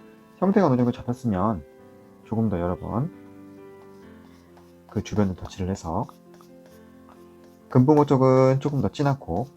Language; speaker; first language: Korean; native; Korean